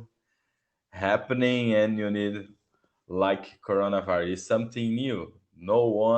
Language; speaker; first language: English; non-native, learner; Portuguese